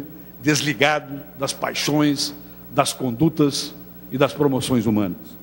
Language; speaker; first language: Portuguese; native; Portuguese